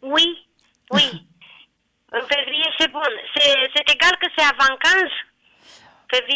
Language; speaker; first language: French; non-native, learner; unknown